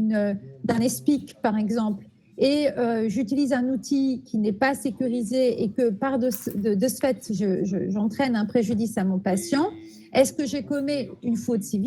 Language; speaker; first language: French; native; French